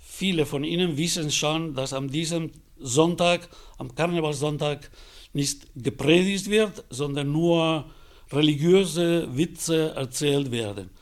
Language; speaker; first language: German; non-native, fluent; Spanish